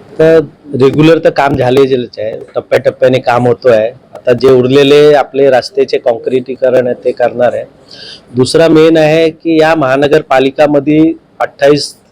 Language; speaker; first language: Marathi; non-native, local second language; Hindi